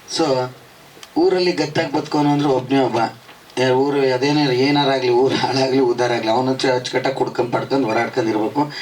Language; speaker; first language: Kannada; native; Kannada